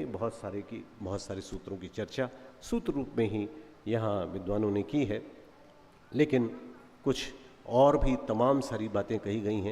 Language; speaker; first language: Hindi; native; Hindi